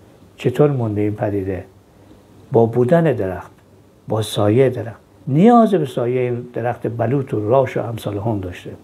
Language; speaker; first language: Persian; native; Persian